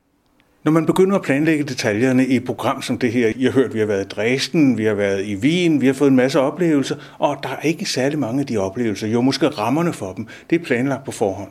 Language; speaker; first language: Danish; native; Danish